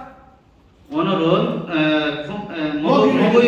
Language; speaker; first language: Korean; non-native, learner; Bangla